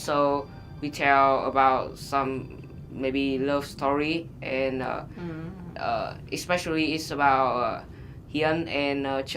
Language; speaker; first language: English; non-native, learner; Vietnamese